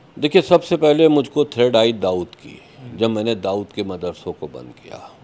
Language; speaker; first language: Hindi; native; Hindi